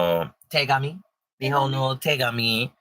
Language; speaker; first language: Japanese; non-native, learner; English